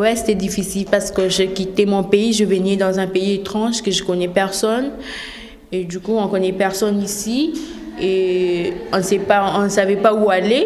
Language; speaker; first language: French; non-native, local second language; Lingala